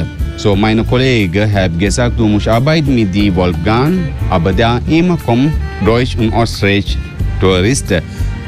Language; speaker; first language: German; non-native, learner; Sinhala